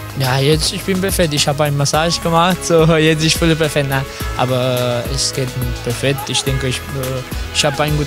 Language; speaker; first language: German; non-native, learner; Spanish